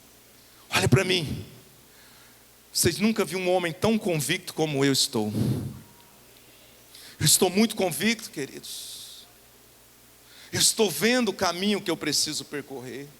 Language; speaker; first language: Portuguese; native; Portuguese